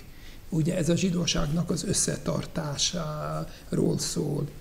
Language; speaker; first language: Hungarian; non-native, fluent; English